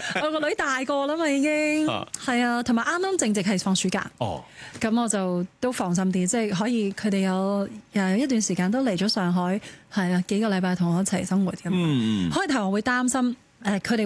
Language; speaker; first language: Cantonese; native; Cantonese